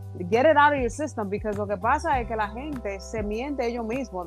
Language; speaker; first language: Spanish; early bilingual, heritage; Spanish